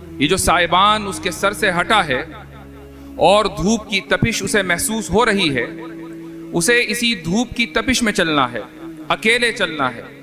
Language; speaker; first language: Urdu; native; Urdu